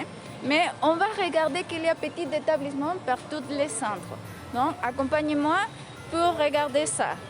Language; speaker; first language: French; non-native, fluent; Spanish